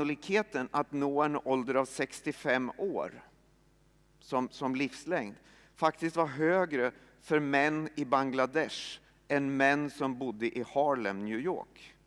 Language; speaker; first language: Swedish; native; Swedish